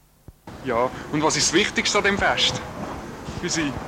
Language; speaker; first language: German; native; German